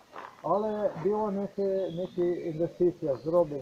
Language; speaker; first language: Polish; non-native, learner; Croatian